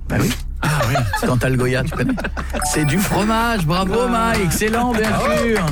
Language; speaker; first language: French; native; French